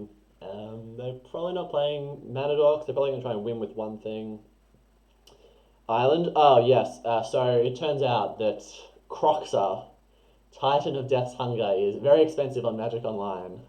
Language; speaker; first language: English; native; English